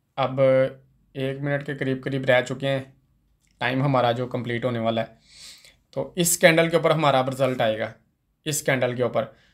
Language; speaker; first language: Urdu; non-native, local second language; Punjabi